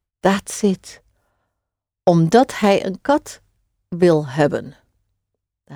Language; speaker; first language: Dutch; non-native, fluent; English